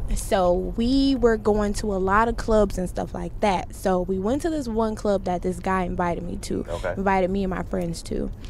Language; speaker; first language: English; native; English